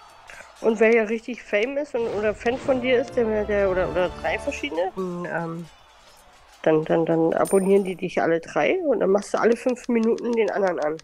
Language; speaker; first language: German; native; German